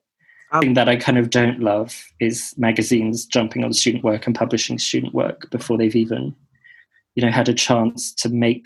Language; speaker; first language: English; native; English